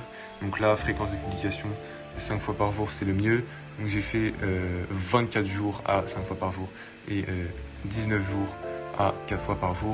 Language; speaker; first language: French; native; French